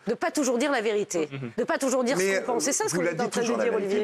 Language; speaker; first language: French; native; French